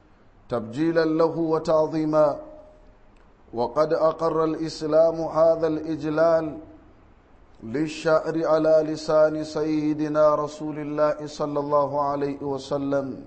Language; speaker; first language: Arabic; non-native, fluent; Hausa